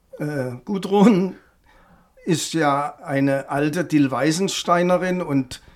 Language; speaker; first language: German; native; German